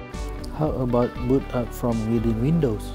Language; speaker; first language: English; non-native, local second language; Malay